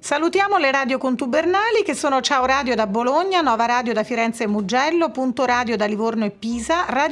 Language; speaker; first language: Italian; native; Italian